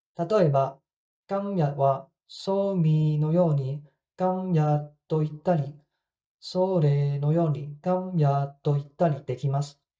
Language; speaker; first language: Japanese; non-native, fluent; Cantonese